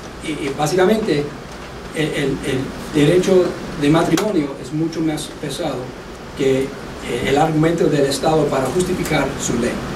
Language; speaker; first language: Spanish; non-native, learner; English